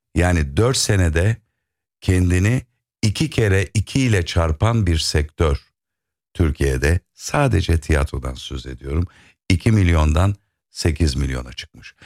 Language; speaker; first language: Turkish; native; Turkish